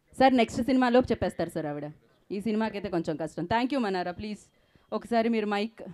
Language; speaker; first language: Telugu; native; Telugu